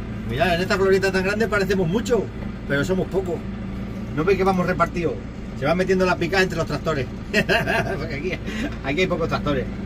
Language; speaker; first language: Spanish; native; Spanish